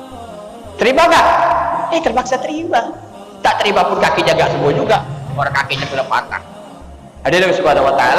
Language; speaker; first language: Indonesian; native; Indonesian